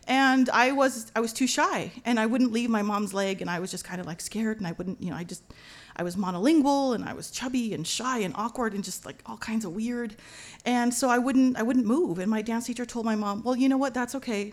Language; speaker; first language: English; native; English